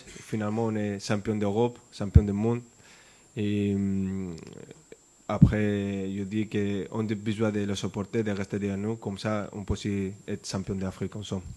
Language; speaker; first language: French; non-native, fluent; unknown